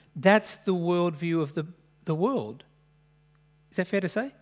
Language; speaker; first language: English; native; English